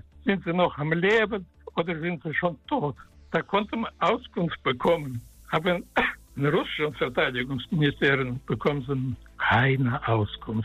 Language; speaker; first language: German; non-native, fluent; Russian